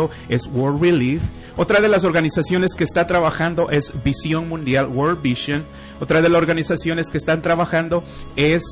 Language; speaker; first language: Spanish; native; Spanish